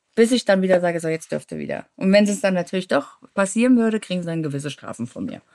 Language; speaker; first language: German; native; German